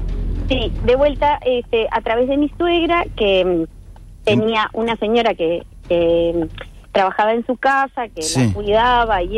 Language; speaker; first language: Spanish; native; Spanish